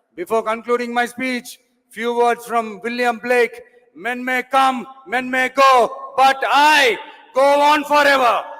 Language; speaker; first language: English; non-native, local second language; Tamil